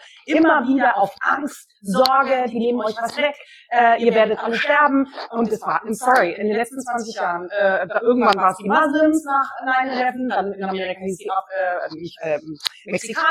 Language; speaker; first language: German; native; German